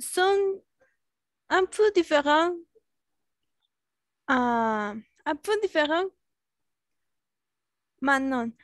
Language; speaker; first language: French; non-native, learner; Spanish